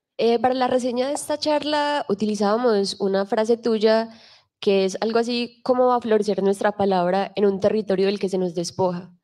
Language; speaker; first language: Spanish; native; Spanish